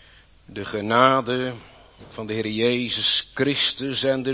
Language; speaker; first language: Dutch; native; Dutch